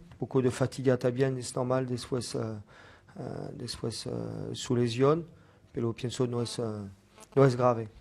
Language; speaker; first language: Spanish; non-native, fluent; French